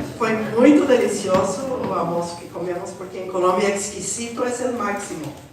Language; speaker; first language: Portuguese; non-native, fluent; Spanish